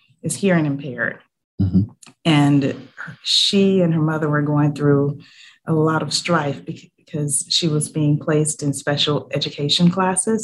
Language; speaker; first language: English; native; English